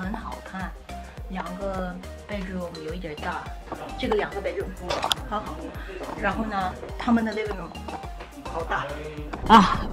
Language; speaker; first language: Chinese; non-native, learner; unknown